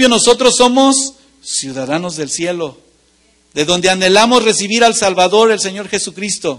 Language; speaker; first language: Spanish; native; Spanish